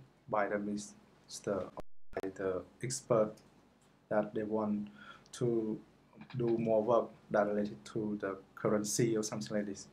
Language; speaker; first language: English; non-native, fluent; Khmer